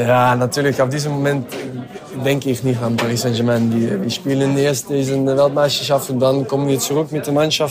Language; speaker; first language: German; non-native, learner; French